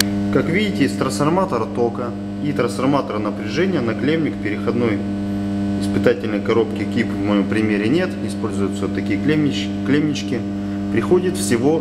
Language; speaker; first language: Russian; native; Russian